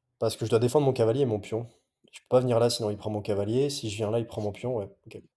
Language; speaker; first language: French; native; French